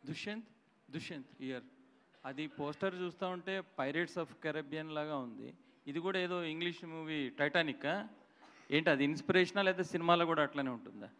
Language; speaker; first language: Telugu; native; Telugu